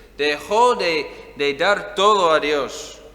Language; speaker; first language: Spanish; non-native, fluent; English